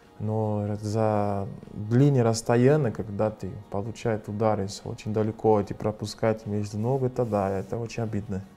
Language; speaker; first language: Russian; non-native, fluent; Portuguese